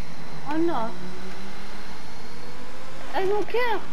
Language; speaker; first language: French; non-native, local second language; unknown